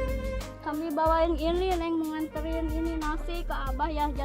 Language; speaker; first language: Indonesian; native; Indonesian